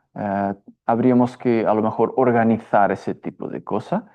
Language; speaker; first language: Spanish; non-native, fluent; Portuguese